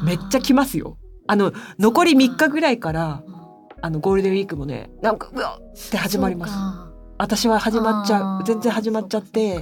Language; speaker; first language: Japanese; native; Japanese